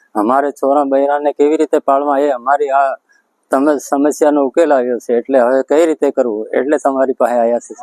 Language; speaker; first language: Gujarati; native; Gujarati